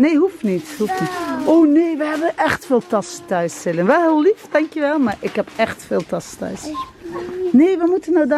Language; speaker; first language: Dutch; early bilingual, other home language; Turkish